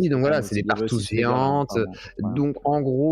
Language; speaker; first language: French; native; French